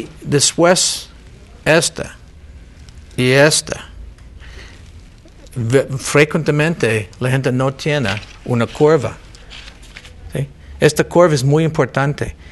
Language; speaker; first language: Spanish; non-native, learner; English